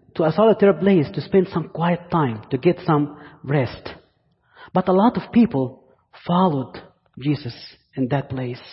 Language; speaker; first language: English; non-native, fluent; Arabic